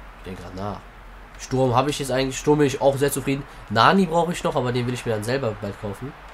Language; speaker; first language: German; early bilingual, other home language; Turkish